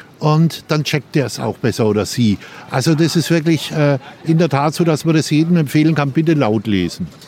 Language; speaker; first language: German; native; German